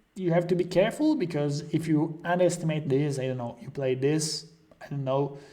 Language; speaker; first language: English; non-native, fluent; Italian